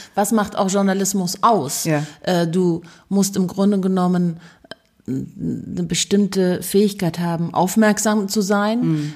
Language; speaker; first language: German; native; German